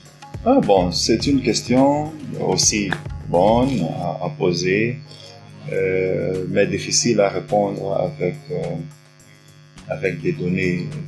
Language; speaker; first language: French; non-native, fluent; Portuguese